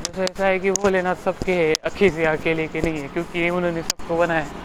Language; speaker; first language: Hindi; non-native, local second language; Marathi